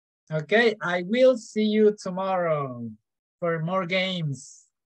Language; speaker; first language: English; non-native, fluent; Spanish